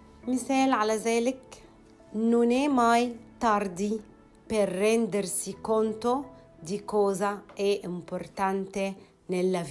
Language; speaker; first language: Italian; non-native, fluent; Arabic